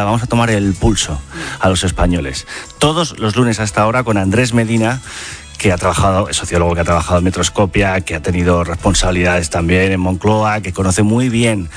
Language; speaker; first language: Spanish; native; Spanish